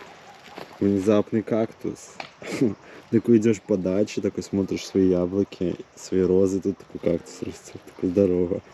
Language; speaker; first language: Russian; non-native, local second language; Georgian